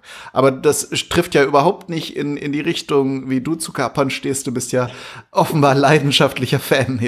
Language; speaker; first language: German; native; German